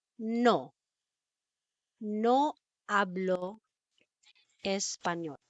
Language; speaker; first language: Spanish; non-native, fluent; Filipino